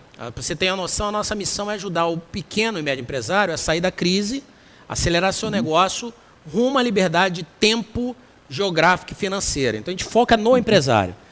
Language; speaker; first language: Portuguese; native; Portuguese